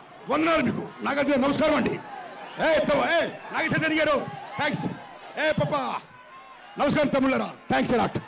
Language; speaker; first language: Telugu; native; Telugu